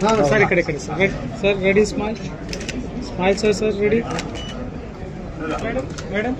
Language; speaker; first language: Telugu; native; Telugu